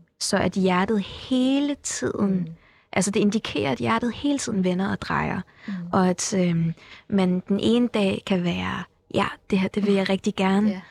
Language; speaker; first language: Danish; early bilingual, other home language; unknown